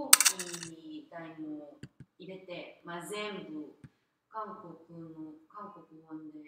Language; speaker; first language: Japanese; non-native, fluent; Korean